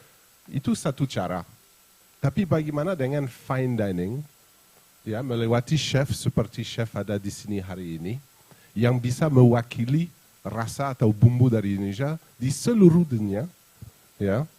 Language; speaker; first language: Indonesian; non-native, fluent; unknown